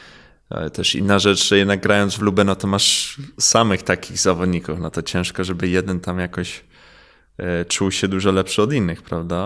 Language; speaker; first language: Polish; early bilingual, heritage; Polish